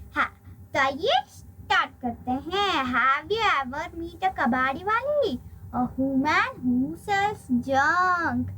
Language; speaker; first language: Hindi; non-native, local second language; Marathi